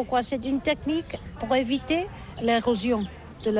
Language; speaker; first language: French; non-native, learner; Catalan